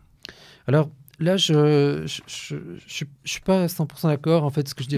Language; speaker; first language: French; native; French